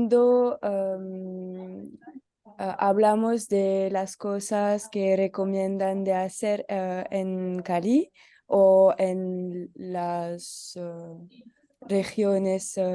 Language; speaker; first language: Spanish; non-native, learner; French